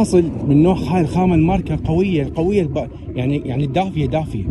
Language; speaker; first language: Arabic; native; Arabic